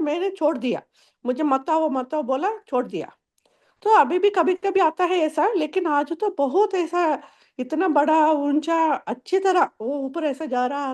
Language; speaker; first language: Hindi; non-native, local second language; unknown